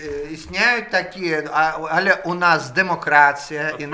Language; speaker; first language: Polish; non-native, fluent; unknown